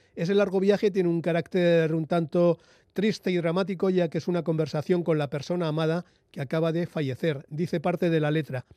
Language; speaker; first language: Spanish; native; Spanish